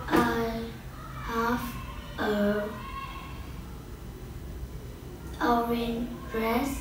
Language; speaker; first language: English; non-native, learner; Vietnamese